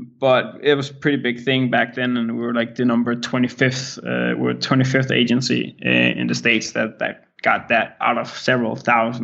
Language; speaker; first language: English; non-native, fluent; Danish